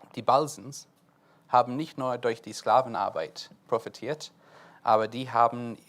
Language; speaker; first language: German; non-native, fluent; English